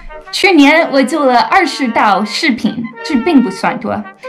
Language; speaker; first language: Chinese; non-native, fluent; English